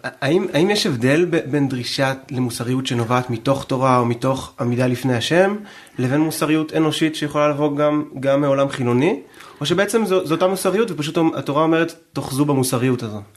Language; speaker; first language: Hebrew; native; Hebrew